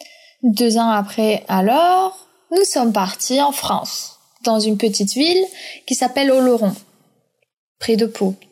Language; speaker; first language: French; early bilingual, other home language; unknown